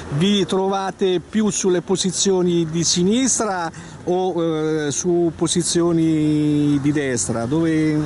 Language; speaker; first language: Italian; native; Italian